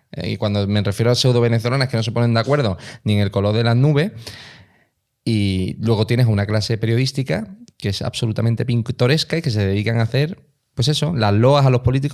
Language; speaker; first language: Spanish; native; Spanish